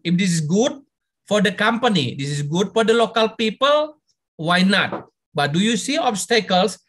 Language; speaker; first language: English; non-native, fluent; Indonesian